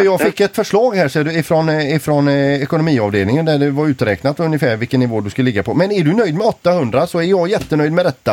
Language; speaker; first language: Swedish; native; Swedish